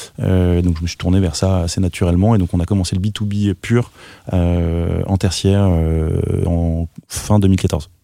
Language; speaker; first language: French; native; French